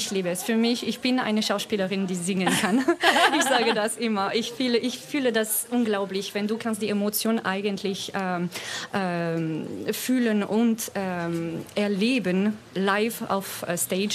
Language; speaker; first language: German; non-native, fluent; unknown